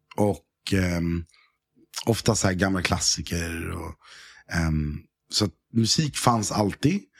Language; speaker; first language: Swedish; early bilingual, other home language; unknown